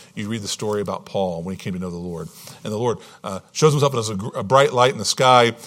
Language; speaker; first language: English; native; English